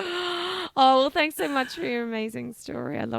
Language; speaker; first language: English; native; English